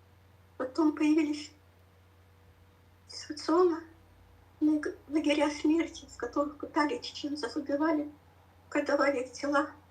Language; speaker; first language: Russian; native; Russian